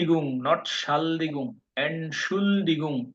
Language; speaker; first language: German; non-native, learner; Bangla